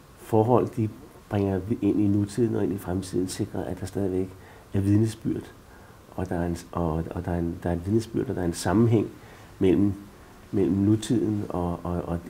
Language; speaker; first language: Danish; native; Danish